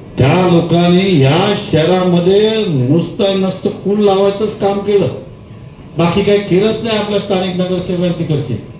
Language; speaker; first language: Marathi; non-native, local second language; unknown